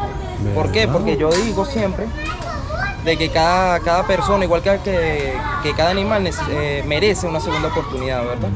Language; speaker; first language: Spanish; native; Spanish